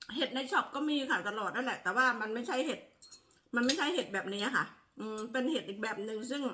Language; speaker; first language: Thai; native; Thai